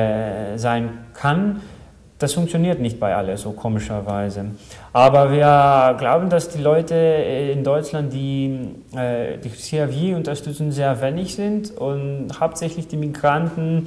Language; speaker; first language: German; non-native, fluent; Greek